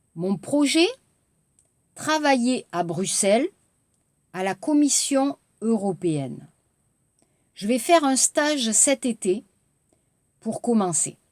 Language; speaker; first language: French; native; French